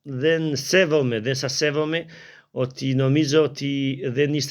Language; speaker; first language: Greek; non-native, learner; Albanian